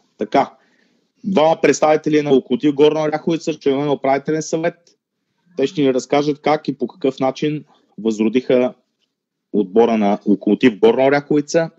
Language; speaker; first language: Bulgarian; native; Bulgarian